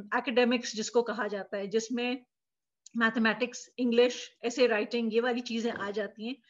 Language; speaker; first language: Urdu; native; Urdu